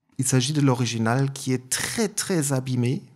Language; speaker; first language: French; non-native, fluent; German